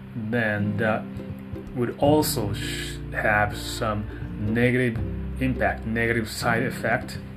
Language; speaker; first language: English; non-native, fluent; Japanese